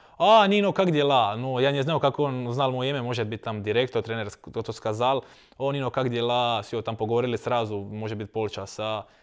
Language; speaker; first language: Russian; non-native, learner; Croatian